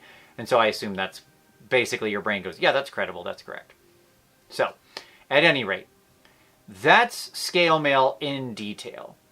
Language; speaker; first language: English; native; English